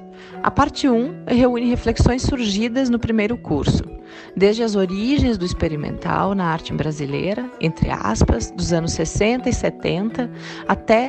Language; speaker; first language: Portuguese; native; Portuguese